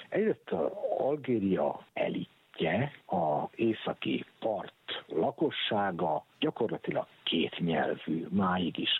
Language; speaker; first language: Hungarian; native; Hungarian